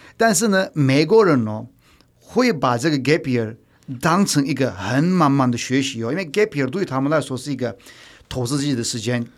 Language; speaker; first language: Chinese; non-native, fluent; Turkish